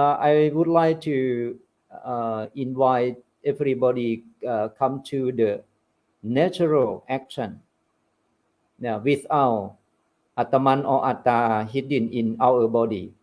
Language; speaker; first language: English; non-native, fluent; Thai